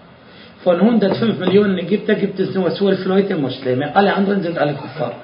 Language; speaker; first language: German; non-native, fluent; Arabic